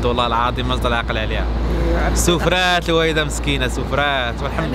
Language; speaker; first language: Arabic; native; Arabic